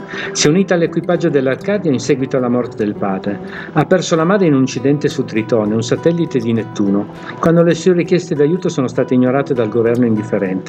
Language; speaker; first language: Italian; native; Italian